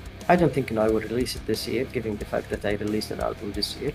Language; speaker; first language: English; non-native, fluent; Arabic